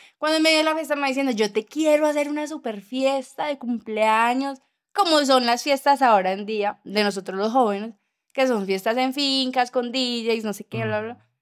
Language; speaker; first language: Spanish; native; Spanish